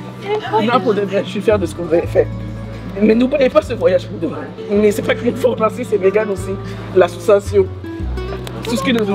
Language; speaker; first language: French; native; French